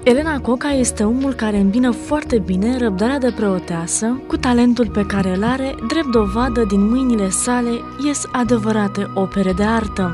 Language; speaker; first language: Romanian; native; Romanian